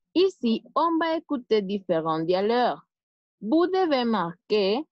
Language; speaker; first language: French; non-native, fluent; Spanish